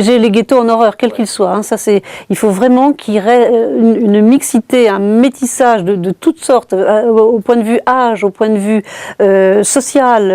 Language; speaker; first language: French; native; French